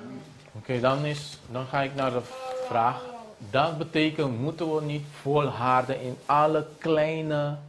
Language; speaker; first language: Dutch; non-native, local second language; Papiamento